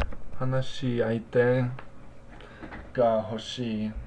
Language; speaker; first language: Japanese; non-native, learner; English